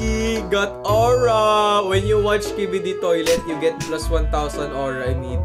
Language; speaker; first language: English; non-native, local second language; Filipino